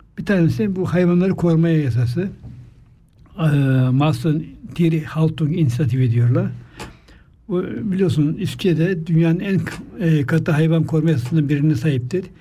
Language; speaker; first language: Turkish; native; Turkish